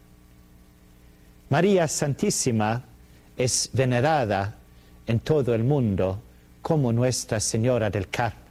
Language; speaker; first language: Spanish; non-native, fluent; Swedish